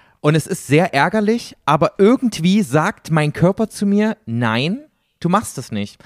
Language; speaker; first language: German; native; German